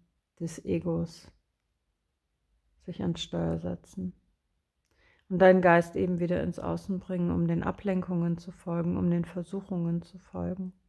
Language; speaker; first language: German; native; German